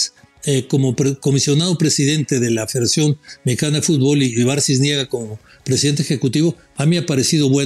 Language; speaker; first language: Spanish; native; Spanish